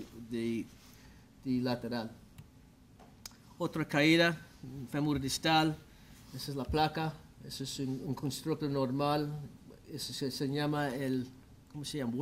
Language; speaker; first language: Spanish; non-native, learner; English